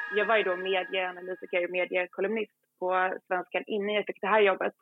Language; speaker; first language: Swedish; native; Swedish